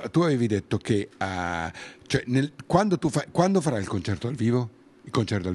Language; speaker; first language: Italian; native; Italian